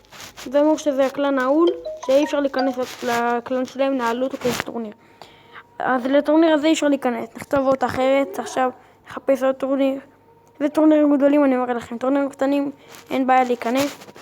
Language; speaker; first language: Hebrew; native; Hebrew